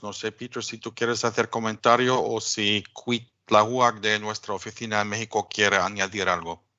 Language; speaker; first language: Spanish; non-native, fluent; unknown